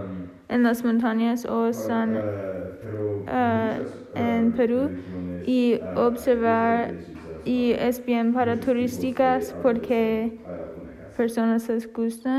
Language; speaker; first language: Spanish; non-native, learner; English